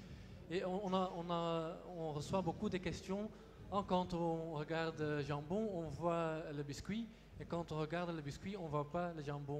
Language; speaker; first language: French; non-native, local second language; Dutch